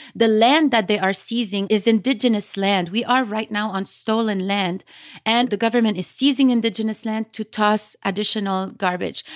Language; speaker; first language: English; early bilingual, other home language; Arabic